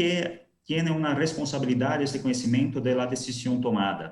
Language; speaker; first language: Spanish; non-native, learner; Portuguese